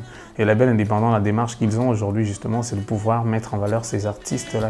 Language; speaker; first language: French; non-native, local second language; Basaa